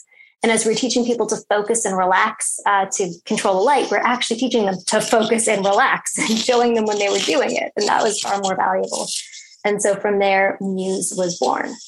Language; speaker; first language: English; native; English